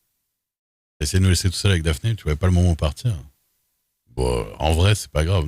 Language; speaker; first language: French; native; French